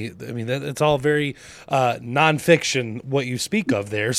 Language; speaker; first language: English; native; English